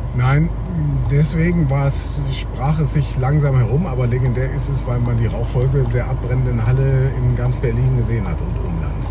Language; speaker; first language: German; native; German